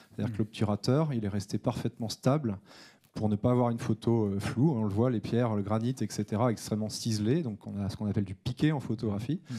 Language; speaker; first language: French; native; French